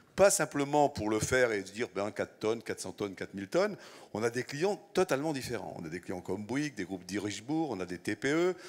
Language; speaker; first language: French; native; French